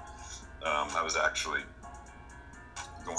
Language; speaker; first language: English; native; English